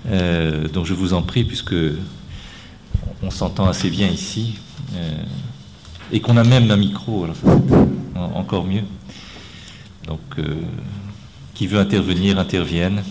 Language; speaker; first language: French; native; French